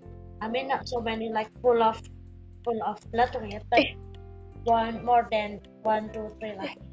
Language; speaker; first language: English; non-native, learner; Indonesian